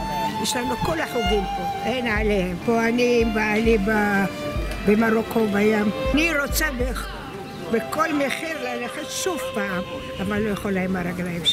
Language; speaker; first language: Hebrew; non-native, fluent; Arabic